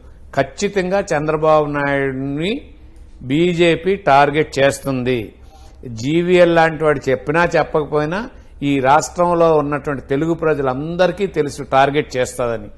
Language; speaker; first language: Telugu; native; Telugu